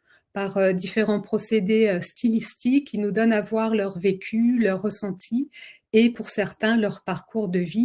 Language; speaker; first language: French; native; French